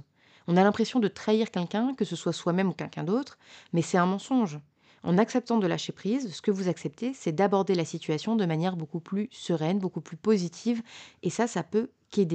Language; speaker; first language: French; native; French